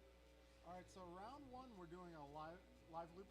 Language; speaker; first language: English; native; English